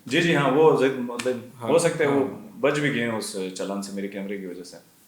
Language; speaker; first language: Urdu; non-native, local second language; Pashto